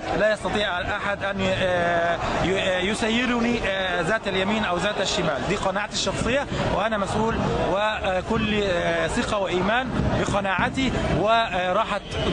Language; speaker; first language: Arabic; native; Arabic